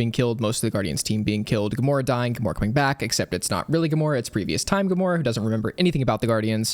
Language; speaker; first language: English; native; English